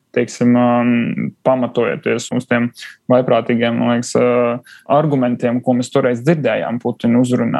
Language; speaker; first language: Latvian; non-native, local second language; Russian